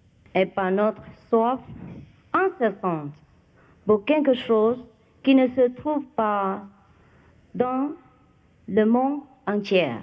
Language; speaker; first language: French; non-native, fluent; Vietnamese